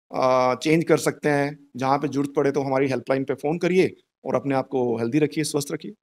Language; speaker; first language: Hindi; native; Hindi